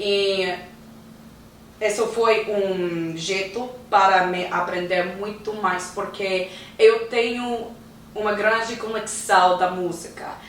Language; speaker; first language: Portuguese; non-native, learner; English